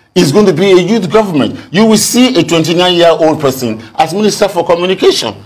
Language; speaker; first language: English; non-native, local second language; Yoruba